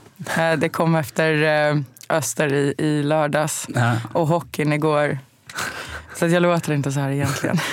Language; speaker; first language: Swedish; native; Swedish